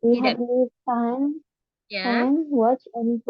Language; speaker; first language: English; non-native, learner; Indonesian